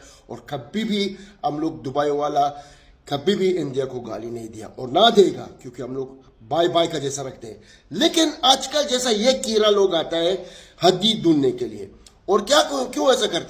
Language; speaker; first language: Hindi; non-native, learner; Arabic